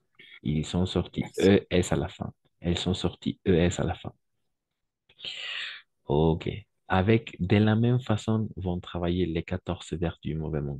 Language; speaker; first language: French; non-native, fluent; Spanish